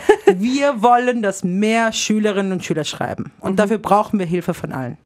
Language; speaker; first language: German; native; German